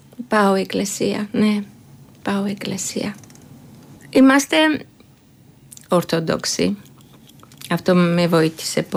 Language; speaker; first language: Greek; non-native, learner; Georgian